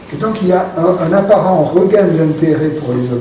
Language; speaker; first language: French; native; French